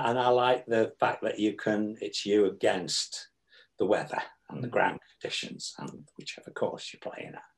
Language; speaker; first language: English; native; English